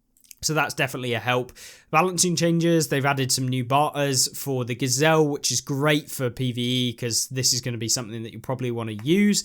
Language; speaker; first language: English; native; English